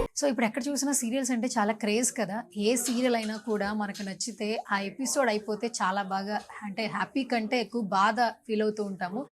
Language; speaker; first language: Telugu; native; Telugu